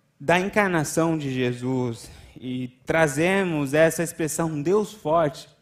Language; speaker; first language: Portuguese; native; Portuguese